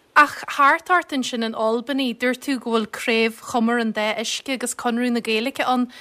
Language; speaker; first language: Irish; native; Irish